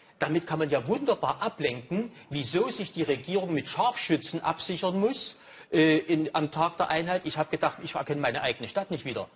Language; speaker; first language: German; native; German